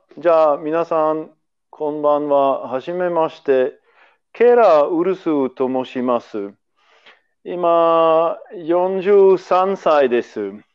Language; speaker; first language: Japanese; non-native, learner; German